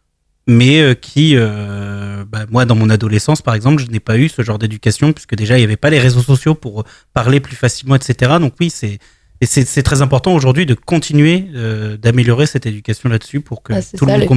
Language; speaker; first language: French; native; French